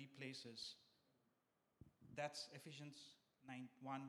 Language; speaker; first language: English; non-native, local second language; Bangla